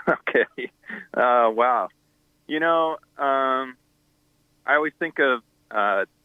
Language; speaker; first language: English; native; English